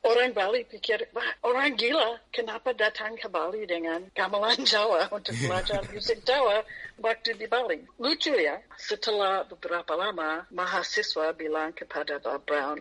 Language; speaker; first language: Indonesian; non-native, fluent; English